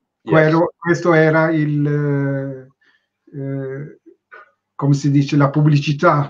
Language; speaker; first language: Italian; non-native, learner; Turkish